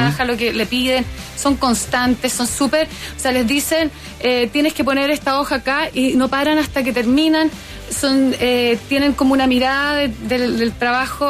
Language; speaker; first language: Spanish; native; Spanish